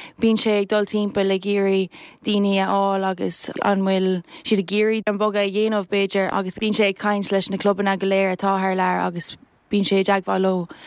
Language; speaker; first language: Irish; non-native, local second language; English